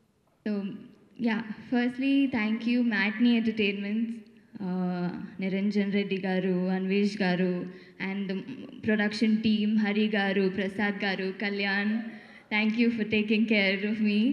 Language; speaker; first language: Telugu; non-native, learner; Tamil